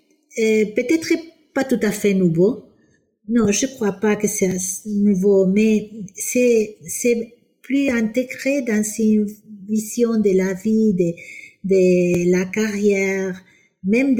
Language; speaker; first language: French; non-native, fluent; Spanish